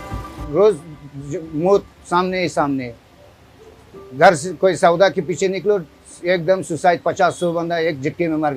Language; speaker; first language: Hindi; non-native, learner; Persian